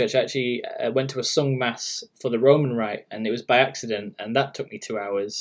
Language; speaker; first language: English; native; English